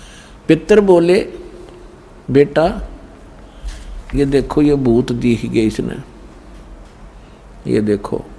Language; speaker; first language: Hindi; native; Hindi